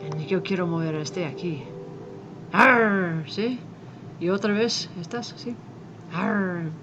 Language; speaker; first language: Spanish; non-native, fluent; English